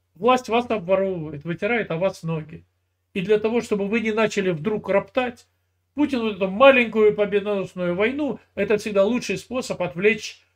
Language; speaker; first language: Russian; native; Russian